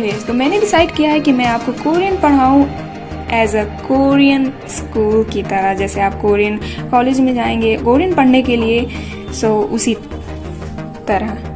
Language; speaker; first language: Hindi; native; Hindi